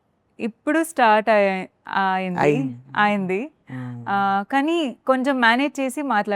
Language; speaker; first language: Telugu; non-native, learner; Kannada